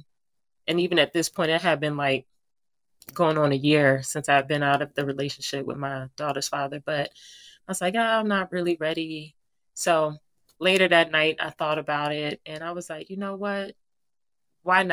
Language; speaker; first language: English; native; English